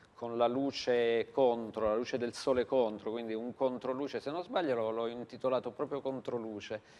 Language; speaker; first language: Italian; native; Italian